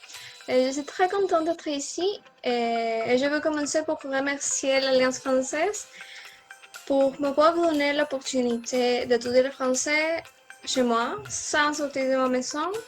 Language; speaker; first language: French; non-native, learner; Spanish